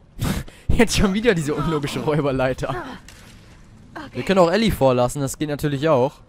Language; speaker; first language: German; native; German